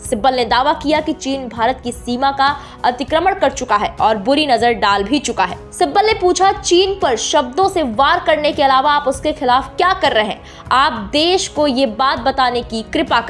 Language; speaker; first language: Hindi; native; Hindi